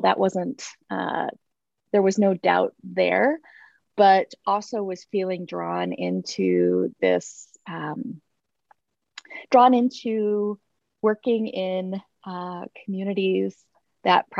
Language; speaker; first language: English; native; English